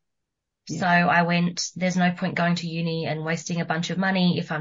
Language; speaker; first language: English; native; English